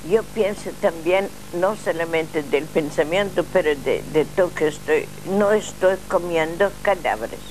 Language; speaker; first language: Spanish; non-native, learner; Russian